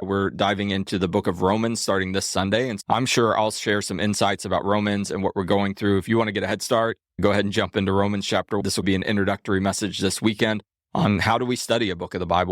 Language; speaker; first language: English; native; English